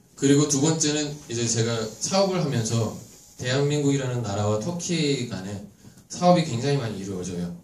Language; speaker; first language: Korean; non-native, fluent; Turkish